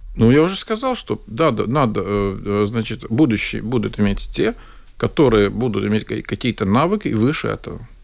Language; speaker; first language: Russian; non-native, local second language; Latvian